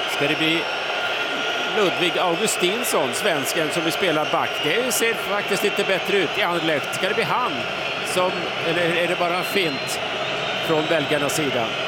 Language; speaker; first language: Swedish; native; Swedish